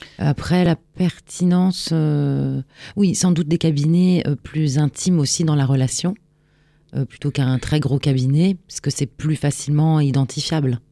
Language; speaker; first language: French; native; French